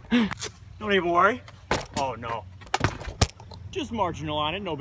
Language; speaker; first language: English; native; English